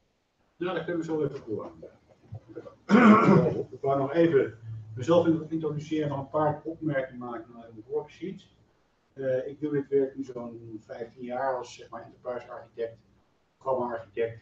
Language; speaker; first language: Dutch; native; Dutch